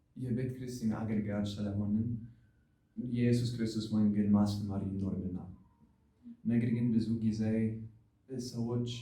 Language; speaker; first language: Amharic; non-native, learner; Arabic